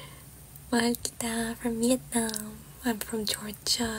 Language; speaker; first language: English; non-native, fluent; Georgian